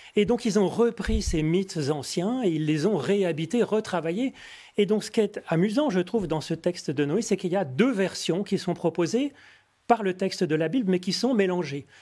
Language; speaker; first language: French; native; French